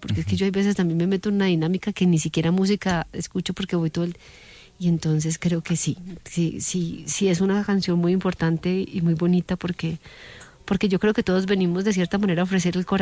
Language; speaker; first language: Spanish; native; Spanish